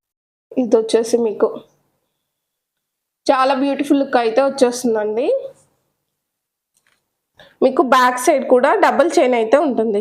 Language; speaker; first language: Telugu; native; Telugu